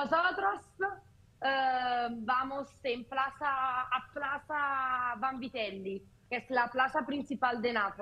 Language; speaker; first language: Spanish; non-native, fluent; Italian